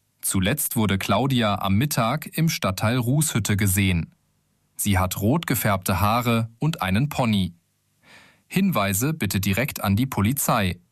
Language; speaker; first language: German; native; German